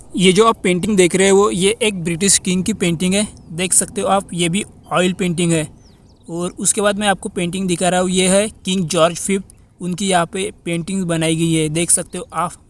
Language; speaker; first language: Hindi; non-native, local second language; Marathi